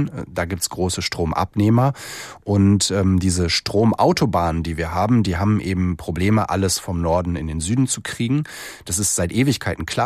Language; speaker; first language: German; native; German